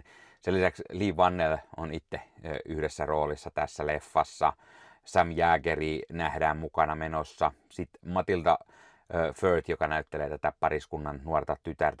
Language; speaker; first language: Finnish; native; Finnish